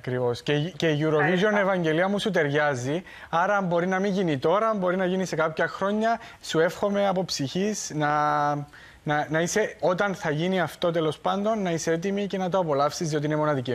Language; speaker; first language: Greek; native; Greek